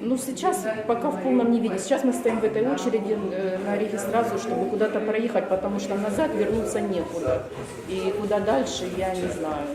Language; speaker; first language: Russian; native; Russian